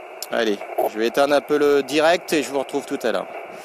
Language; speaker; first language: French; native; French